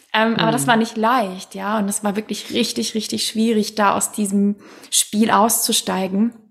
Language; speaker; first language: German; non-native, fluent; Swedish